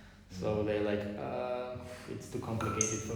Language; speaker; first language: English; non-native, fluent; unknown